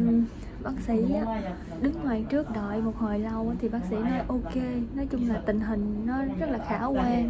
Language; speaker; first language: Vietnamese; native; Vietnamese